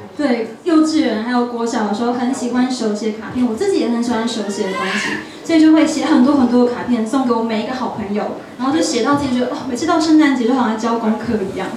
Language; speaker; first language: Chinese; native; Chinese